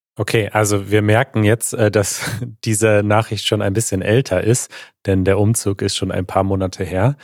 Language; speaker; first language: German; native; German